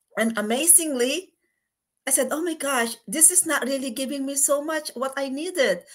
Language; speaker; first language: English; non-native, local second language; Filipino